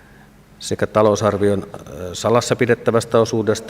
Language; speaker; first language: Finnish; native; Finnish